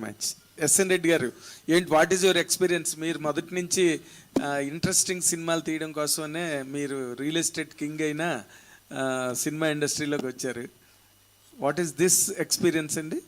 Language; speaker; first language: Telugu; native; Telugu